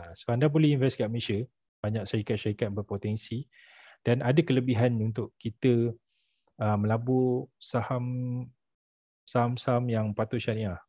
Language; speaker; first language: Malay; native; Malay